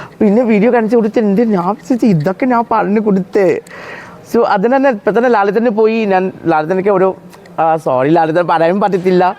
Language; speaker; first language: Malayalam; non-native, local second language; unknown